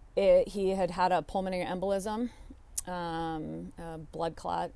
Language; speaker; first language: English; native; English